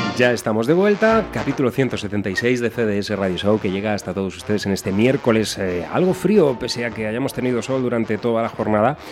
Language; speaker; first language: Spanish; native; Spanish